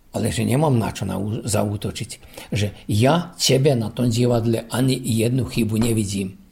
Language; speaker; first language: Slovak; early bilingual, heritage; Slovak